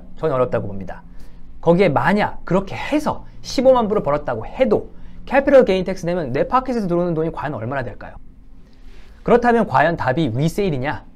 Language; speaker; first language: Korean; native; Korean